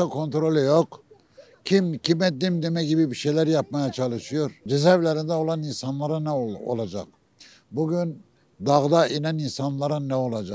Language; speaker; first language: Turkish; non-native, local second language; Kurdish